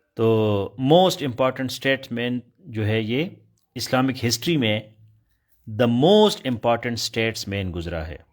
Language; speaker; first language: Urdu; non-native, local second language; Pashto